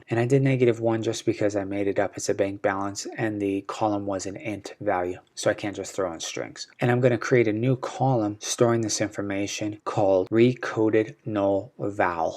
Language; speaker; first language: English; native; English